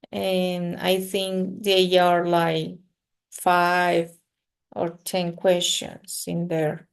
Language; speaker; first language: English; non-native, fluent; Spanish